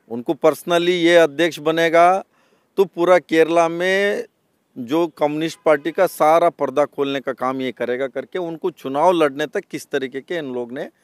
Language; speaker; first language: Hindi; non-native, local second language; Kannada